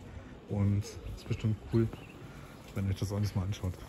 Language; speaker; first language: German; native; German